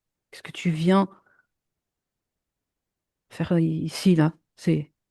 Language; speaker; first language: French; native; French